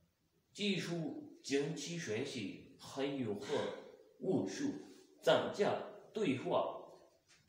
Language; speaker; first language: Chinese; non-native, learner; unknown